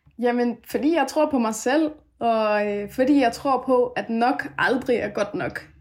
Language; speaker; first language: Danish; early bilingual, other home language; Persian